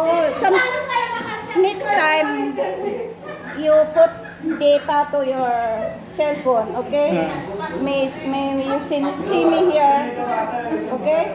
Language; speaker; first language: English; non-native, learner; Filipino